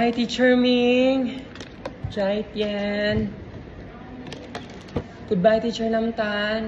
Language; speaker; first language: English; non-native, local second language; Filipino